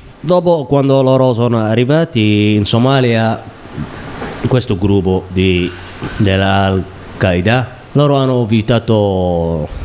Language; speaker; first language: Italian; non-native, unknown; Somali